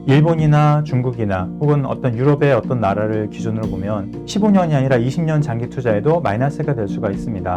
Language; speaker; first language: Korean; native; Korean